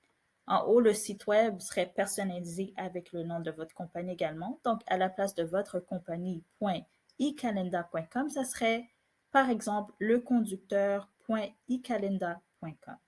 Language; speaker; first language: French; native; French